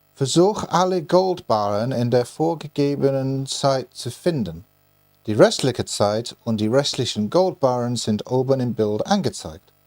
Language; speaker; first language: German; non-native, fluent; English